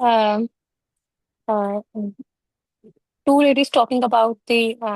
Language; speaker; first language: English; non-native, local second language; Hindi